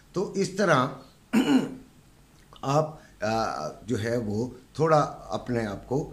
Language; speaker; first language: Urdu; native; Urdu